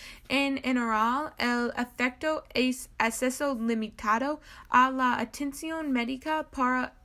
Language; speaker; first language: Spanish; non-native, learner; English